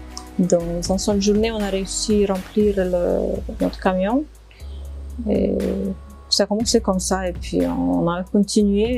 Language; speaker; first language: French; non-native, fluent; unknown